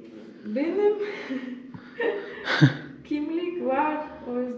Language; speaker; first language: Turkish; non-native, learner; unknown